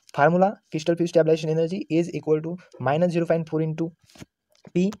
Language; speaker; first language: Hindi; non-native, local second language; Marathi